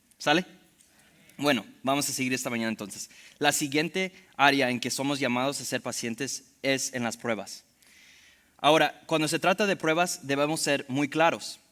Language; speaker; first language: Spanish; early bilingual, heritage; Spanish